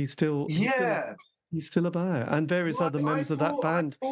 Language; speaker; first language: English; native; English